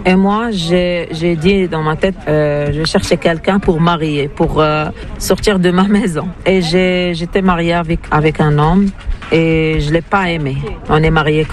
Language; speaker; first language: French; non-native, learner; Arabic